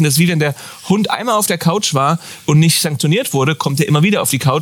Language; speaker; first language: German; native; German